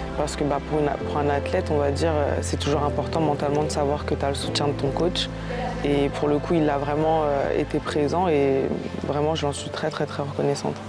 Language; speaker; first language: French; early bilingual, other home language; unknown